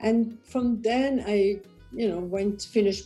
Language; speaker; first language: English; non-native, local second language; Kachhi